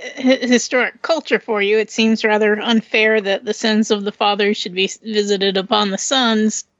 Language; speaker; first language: English; native; English